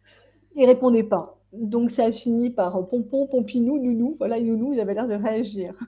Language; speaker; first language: French; native; French